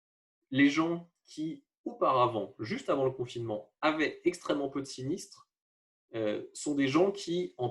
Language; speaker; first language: French; native; French